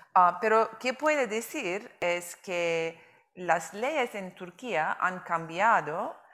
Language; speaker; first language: Spanish; non-native, learner; Turkish